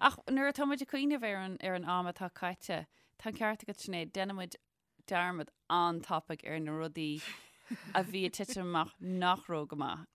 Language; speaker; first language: Irish; non-native, local second language; English